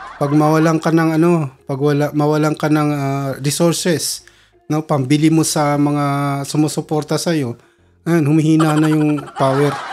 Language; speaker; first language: Filipino; non-native, local second language; Cebuano